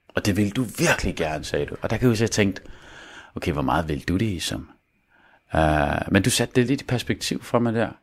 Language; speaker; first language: Danish; early bilingual, other home language; Arabic